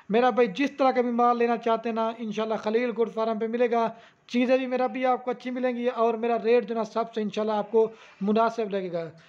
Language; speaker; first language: Urdu; non-native, local second language; Saraiki